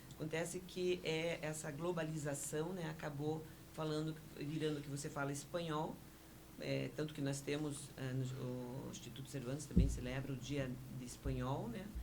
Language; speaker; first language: Portuguese; early bilingual, other home language; Spanish